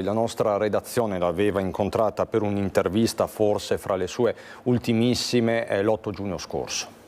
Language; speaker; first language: Italian; native; Italian